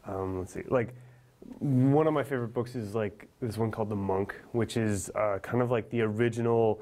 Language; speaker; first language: English; native; English